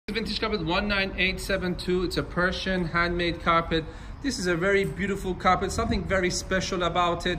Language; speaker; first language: English; non-native, fluent; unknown